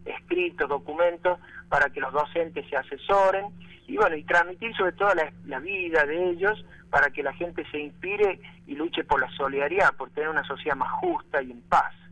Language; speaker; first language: Spanish; native; Spanish